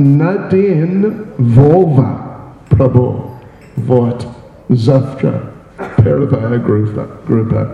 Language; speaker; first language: Russian; non-native, learner; English